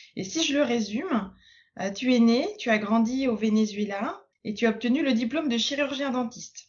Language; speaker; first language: French; native; French